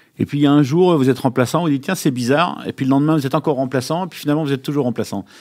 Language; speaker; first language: French; native; French